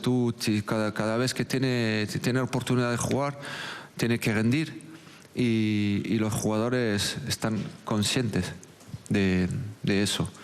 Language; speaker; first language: Spanish; non-native, local second language; French